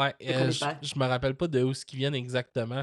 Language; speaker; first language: French; native; French